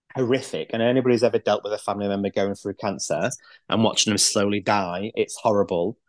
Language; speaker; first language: English; native; English